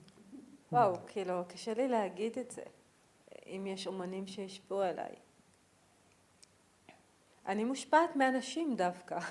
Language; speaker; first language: Hebrew; non-native, local second language; Arabic